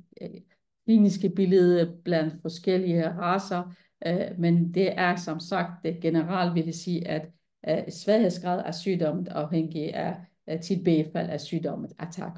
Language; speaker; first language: Danish; non-native, fluent; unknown